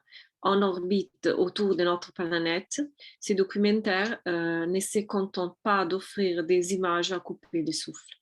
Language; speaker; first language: French; non-native, fluent; Italian